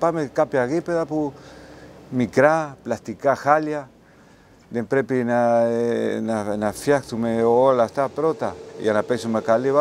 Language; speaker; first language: Greek; non-native, learner; Spanish